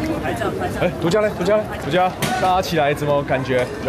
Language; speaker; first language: Chinese; native; Chinese